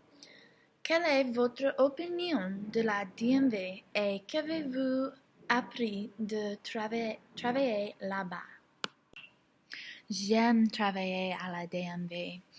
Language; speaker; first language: French; non-native, learner; English